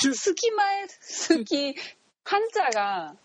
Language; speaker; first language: Korean; non-native, learner; Japanese